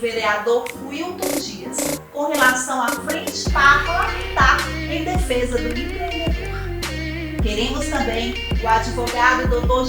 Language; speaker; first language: Portuguese; native; Portuguese